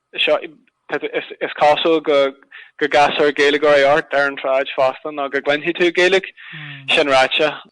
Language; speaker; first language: Irish; non-native, local second language; English